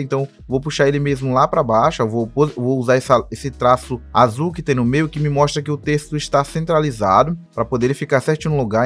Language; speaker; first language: Portuguese; native; Portuguese